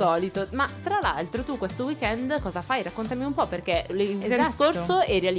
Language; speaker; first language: Italian; native; Italian